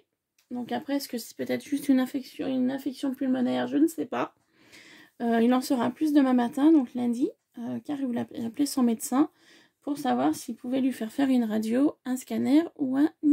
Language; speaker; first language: French; native; French